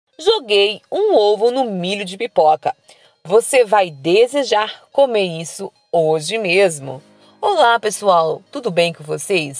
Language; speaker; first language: Portuguese; native; Portuguese